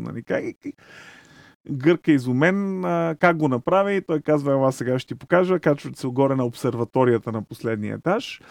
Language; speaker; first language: Bulgarian; native; Bulgarian